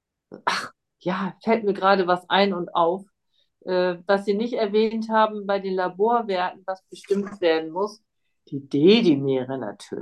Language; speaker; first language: German; native; German